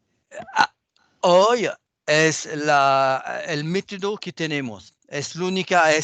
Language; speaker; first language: Spanish; non-native, fluent; French